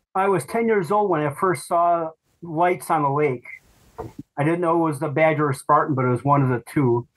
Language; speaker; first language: English; native; English